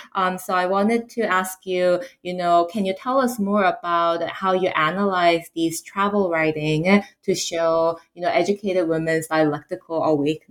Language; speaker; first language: English; native; English